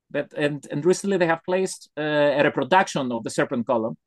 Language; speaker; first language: English; non-native, fluent; Greek